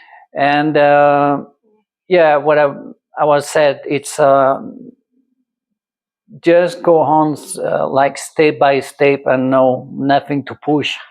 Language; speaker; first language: English; non-native, learner; French